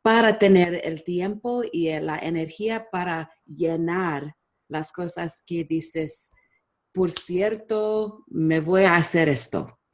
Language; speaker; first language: Spanish; non-native, learner; English